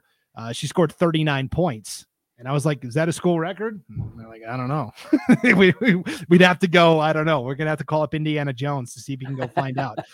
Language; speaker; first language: English; native; English